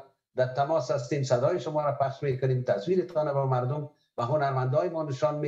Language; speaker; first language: Persian; native; Persian